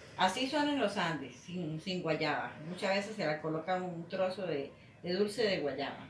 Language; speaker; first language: Spanish; native; Spanish